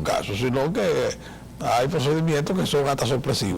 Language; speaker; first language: Spanish; native; Spanish